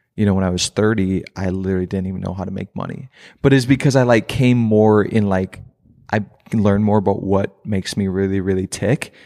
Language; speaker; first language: English; native; English